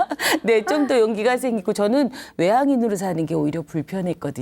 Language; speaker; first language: Korean; native; Korean